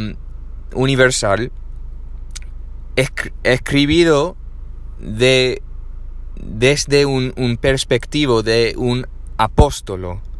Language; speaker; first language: Spanish; non-native, learner; English